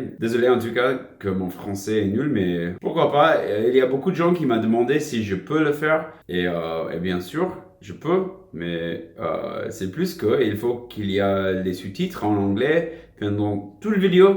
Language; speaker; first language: French; non-native, fluent; English